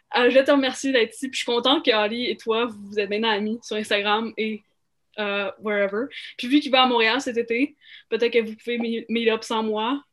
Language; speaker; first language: French; native; French